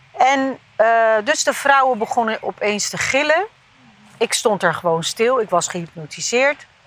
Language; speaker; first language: Dutch; early bilingual, other home language; Turkish